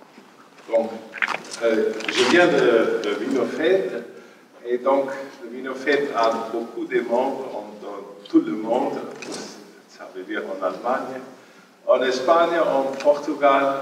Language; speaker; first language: French; non-native, learner; German